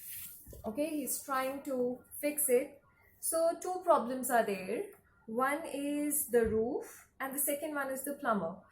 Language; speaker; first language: English; non-native, local second language; Hindi